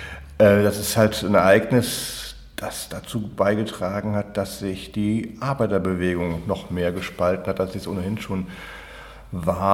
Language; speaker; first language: German; native; German